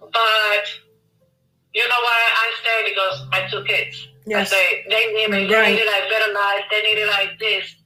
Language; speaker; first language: English; non-native, learner; Spanish